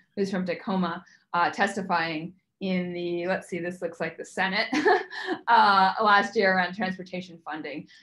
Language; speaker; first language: English; native; English